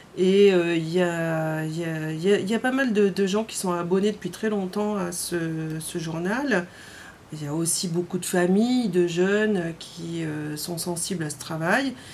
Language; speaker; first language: French; native; French